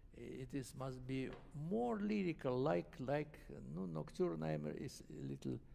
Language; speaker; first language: English; non-native, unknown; Russian